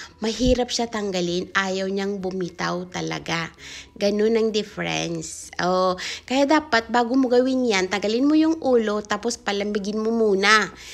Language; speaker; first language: Filipino; non-native, local second language; Iloko